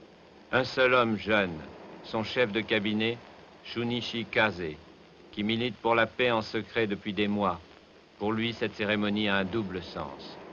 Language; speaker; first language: French; native; French